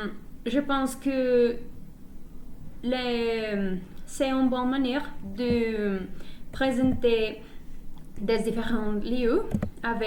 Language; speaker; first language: French; non-native, learner; Spanish